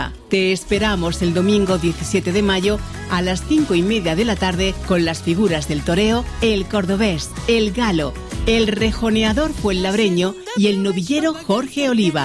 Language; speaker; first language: Spanish; native; Spanish